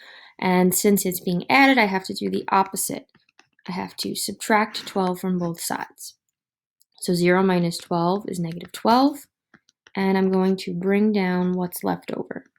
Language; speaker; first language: English; native; English